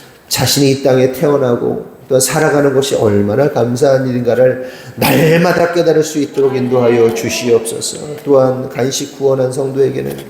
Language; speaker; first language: Korean; native; Korean